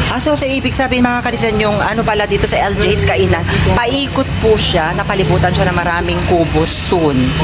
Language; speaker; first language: Filipino; non-native, local second language; Iloko